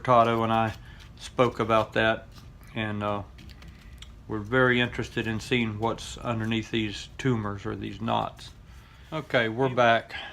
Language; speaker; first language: English; native; English